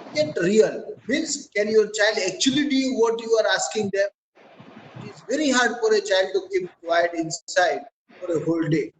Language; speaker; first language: English; non-native, local second language; Gujarati